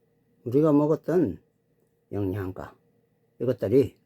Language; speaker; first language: Korean; native; Korean